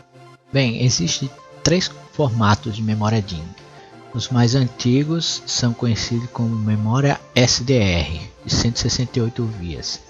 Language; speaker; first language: Portuguese; native; Portuguese